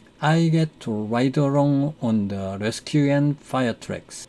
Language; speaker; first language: English; non-native, fluent; Korean